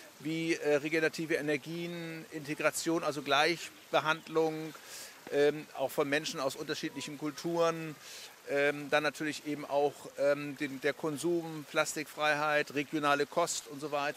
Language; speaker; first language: German; native; German